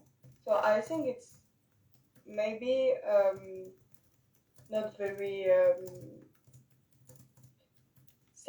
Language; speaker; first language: English; non-native, learner; French